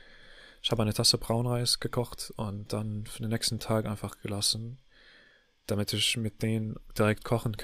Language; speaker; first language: German; non-native, learner; English